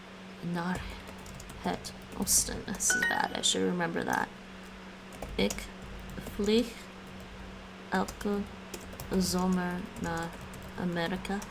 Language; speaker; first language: Dutch; non-native, learner; English